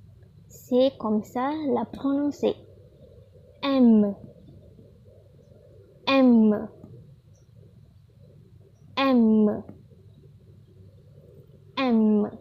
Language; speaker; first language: French; non-native, learner; Indonesian